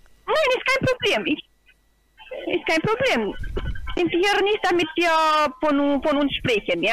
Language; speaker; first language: German; non-native, learner; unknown